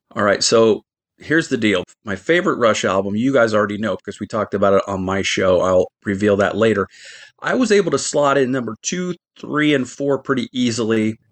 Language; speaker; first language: English; native; English